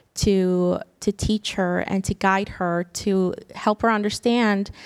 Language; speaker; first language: English; early bilingual, other home language; Spanish